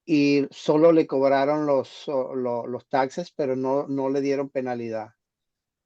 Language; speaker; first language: Spanish; native; Spanish